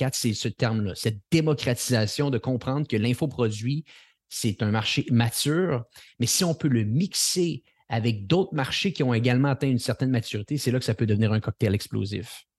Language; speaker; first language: French; native; French